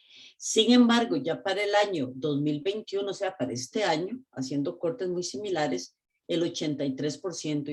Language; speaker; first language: Spanish; native; Spanish